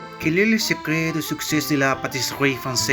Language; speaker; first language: French; non-native, learner; Spanish